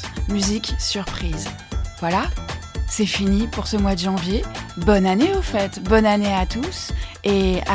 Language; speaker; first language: French; native; French